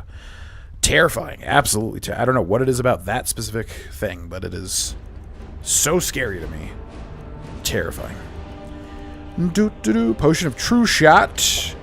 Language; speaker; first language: English; native; English